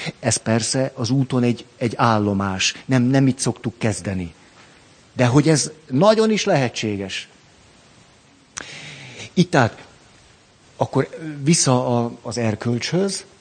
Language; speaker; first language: Hungarian; native; Hungarian